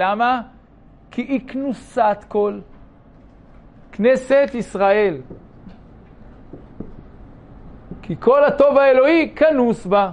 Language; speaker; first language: Hebrew; native; Hebrew